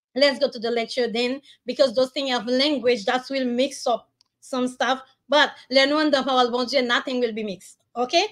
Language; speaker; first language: English; non-native, learner; Haitian Creole